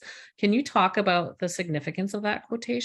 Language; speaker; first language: English; native; English